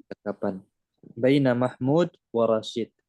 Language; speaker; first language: Arabic; non-native, fluent; Indonesian